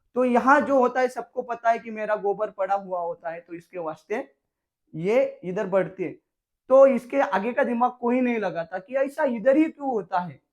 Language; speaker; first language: Hindi; non-native, local second language; Marathi